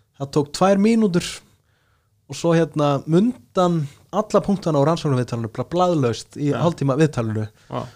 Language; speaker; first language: Icelandic; early bilingual, other home language; Portuguese